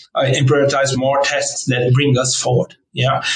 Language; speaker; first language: English; non-native, fluent; Portuguese